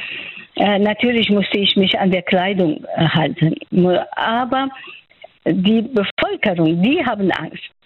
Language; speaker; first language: German; non-native, fluent; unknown